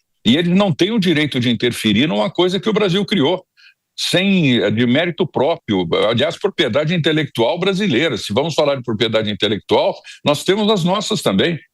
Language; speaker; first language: Portuguese; native; Portuguese